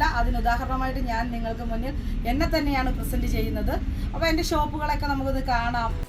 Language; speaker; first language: Malayalam; native; Malayalam